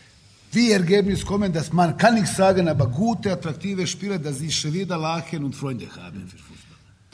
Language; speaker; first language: German; non-native, learner; Serbian